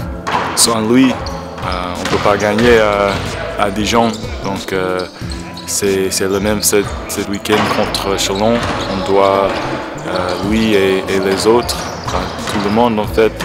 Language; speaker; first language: French; non-native, fluent; English